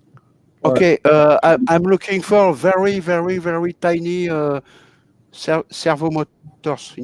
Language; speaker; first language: English; non-native, learner; French